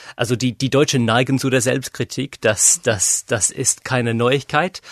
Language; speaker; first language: German; non-native, fluent; English